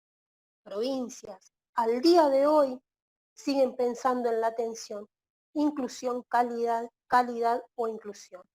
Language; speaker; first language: Spanish; native; Spanish